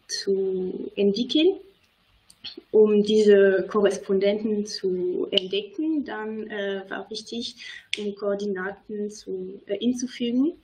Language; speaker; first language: German; non-native, fluent; French